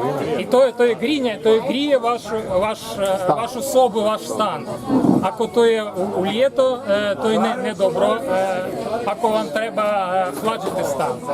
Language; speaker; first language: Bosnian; non-native, learner; Ukrainian